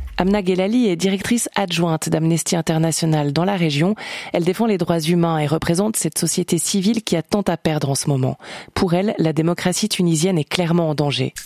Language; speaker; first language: French; native; French